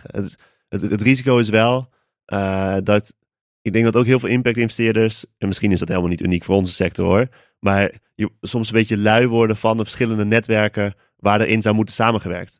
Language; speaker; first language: Dutch; native; Dutch